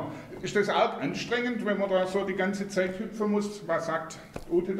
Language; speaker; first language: German; native; German